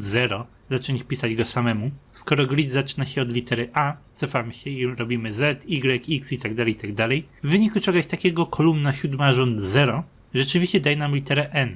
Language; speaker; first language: Polish; native; Polish